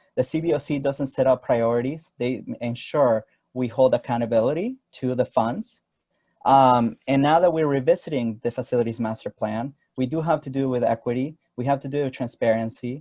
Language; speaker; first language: English; non-native, fluent; Spanish